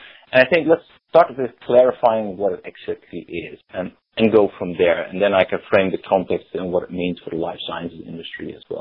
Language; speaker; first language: English; non-native, fluent; Dutch